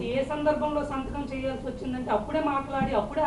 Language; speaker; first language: Telugu; native; Telugu